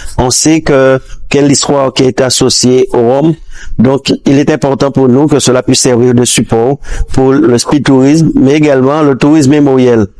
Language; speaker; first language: French; native; French